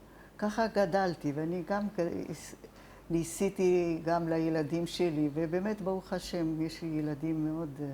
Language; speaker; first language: Hebrew; non-native, fluent; Italian